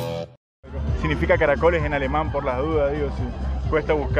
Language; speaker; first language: Spanish; native; Spanish